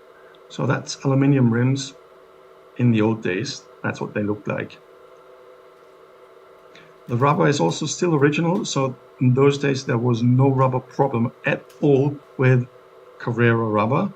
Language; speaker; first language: English; non-native, fluent; German